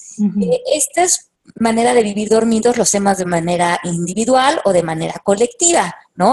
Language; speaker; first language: Spanish; native; Spanish